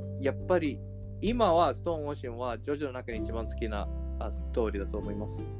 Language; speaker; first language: Japanese; non-native, learner; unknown